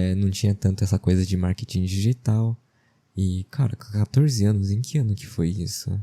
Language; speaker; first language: Portuguese; early bilingual, other home language; Japanese